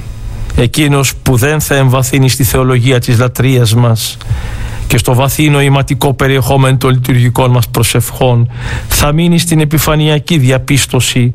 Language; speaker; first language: Greek; native; Greek